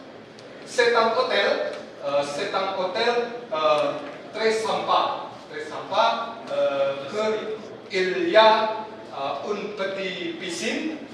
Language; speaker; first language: French; non-native, learner; Indonesian